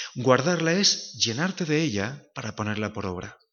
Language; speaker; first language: Spanish; native; Spanish